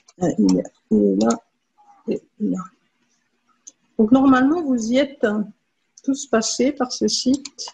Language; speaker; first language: French; native; French